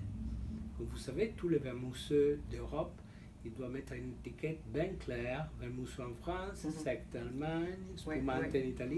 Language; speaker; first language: French; non-native, fluent; Italian